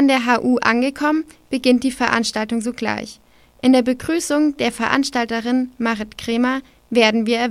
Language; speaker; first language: German; native; German